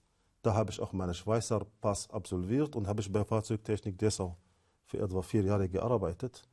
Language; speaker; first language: German; non-native, fluent; Arabic